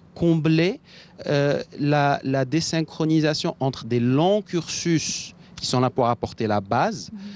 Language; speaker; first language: French; non-native, local second language; Arabic